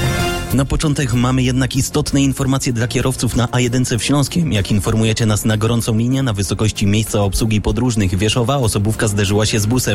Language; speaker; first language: Polish; native; Polish